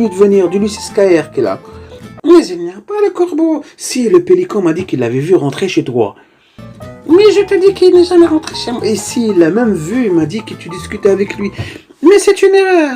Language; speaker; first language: French; native; French